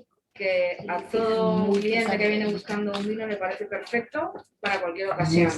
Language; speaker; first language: Spanish; native; Spanish